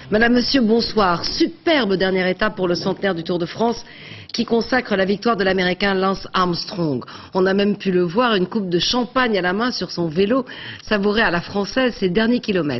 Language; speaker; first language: French; native; French